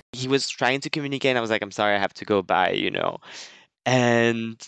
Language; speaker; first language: English; non-native, fluent; French